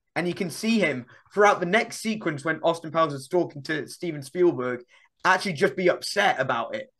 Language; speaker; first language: English; native; English